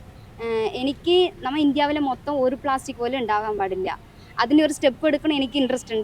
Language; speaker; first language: Malayalam; non-native, local second language; Tamil